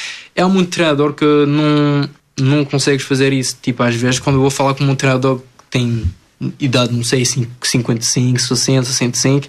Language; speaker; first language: Portuguese; early bilingual, other home language; French